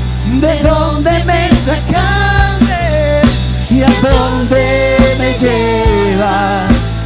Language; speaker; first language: Spanish; native; Spanish